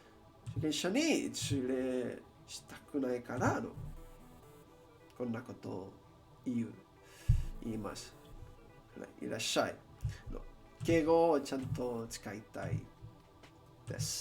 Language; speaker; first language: Japanese; non-native, learner; English